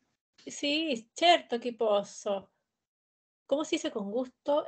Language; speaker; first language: Italian; non-native, learner; Spanish